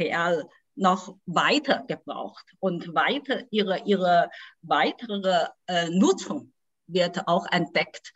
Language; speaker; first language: German; non-native, fluent; Chinese